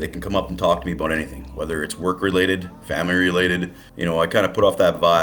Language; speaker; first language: English; native; English